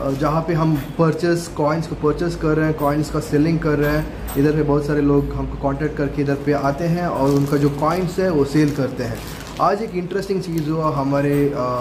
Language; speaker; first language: Hindi; non-native, local second language; Tamil